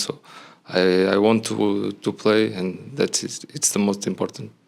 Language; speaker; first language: English; non-native, learner; Portuguese